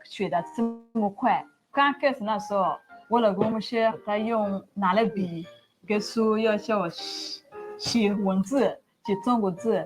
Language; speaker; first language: Chinese; non-native, learner; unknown